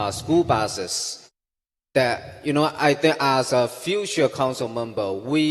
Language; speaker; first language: English; non-native, fluent; Chinese